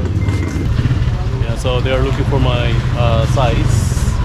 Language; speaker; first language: English; non-native, local second language; Filipino